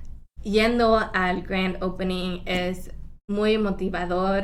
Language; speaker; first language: Spanish; early bilingual, heritage; Spanish